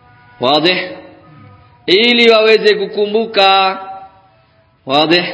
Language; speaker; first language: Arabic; non-native, fluent; Swahili